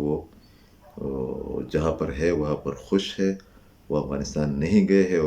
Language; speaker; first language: Urdu; native; Urdu